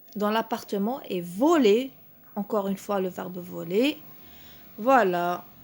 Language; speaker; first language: French; non-native, local second language; Arabic